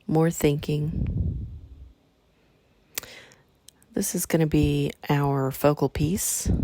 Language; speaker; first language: English; native; English